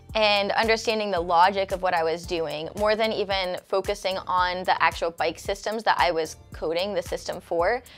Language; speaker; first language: English; native; English